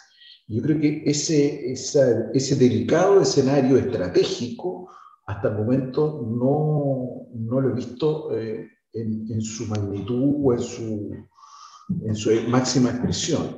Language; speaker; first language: Spanish; native; Spanish